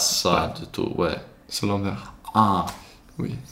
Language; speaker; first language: French; non-native, learner; Swedish